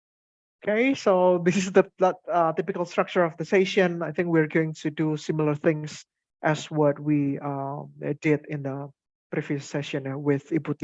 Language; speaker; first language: English; non-native, fluent; Indonesian